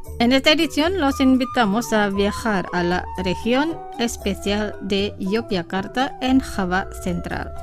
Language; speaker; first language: Spanish; non-native, fluent; Indonesian